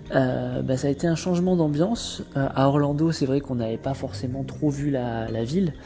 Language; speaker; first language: French; native; French